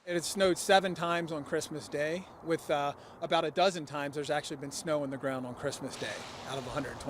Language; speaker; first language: English; native; English